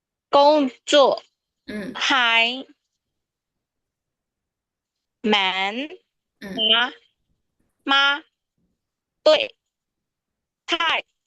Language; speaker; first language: Chinese; non-native, learner; Burmese